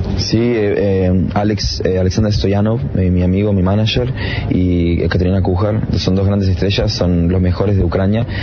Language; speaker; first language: Spanish; early bilingual, other home language; Ukrainian